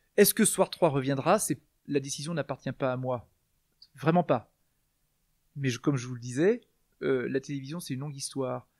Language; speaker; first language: French; native; French